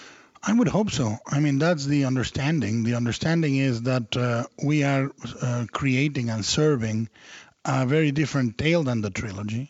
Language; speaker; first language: English; non-native, fluent; Spanish